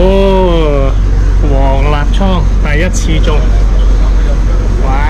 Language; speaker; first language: Chinese; native; Chinese